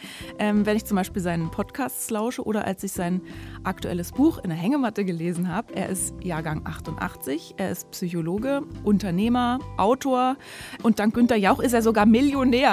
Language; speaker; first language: German; native; German